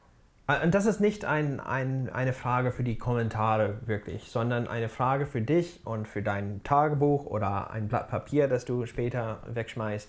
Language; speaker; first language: German; non-native, fluent; English